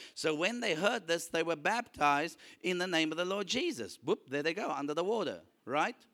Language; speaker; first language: English; non-native, local second language; Afrikaans